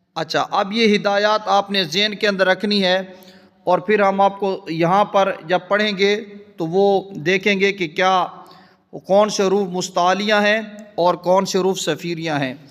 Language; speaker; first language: Urdu; non-native, local second language; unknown